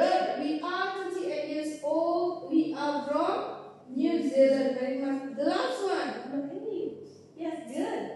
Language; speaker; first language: English; non-native, fluent; Indonesian